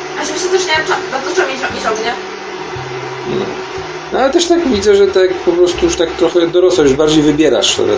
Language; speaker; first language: Polish; native; Polish